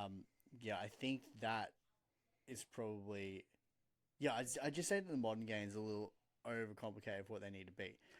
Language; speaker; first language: English; native; English